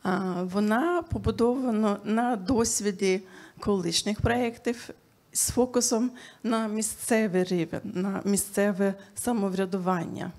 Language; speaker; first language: Ukrainian; non-native, fluent; Swedish